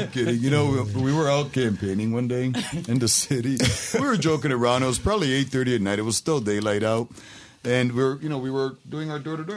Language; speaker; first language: English; native; English